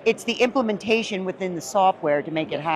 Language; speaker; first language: English; native; English